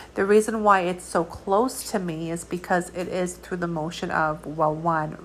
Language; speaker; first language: English; early bilingual, other home language; Georgian